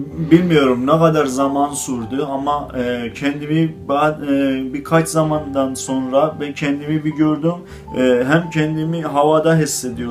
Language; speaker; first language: Turkish; non-native, fluent; Azerbaijani